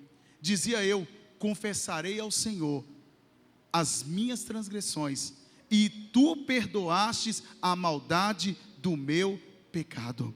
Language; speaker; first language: Portuguese; native; Portuguese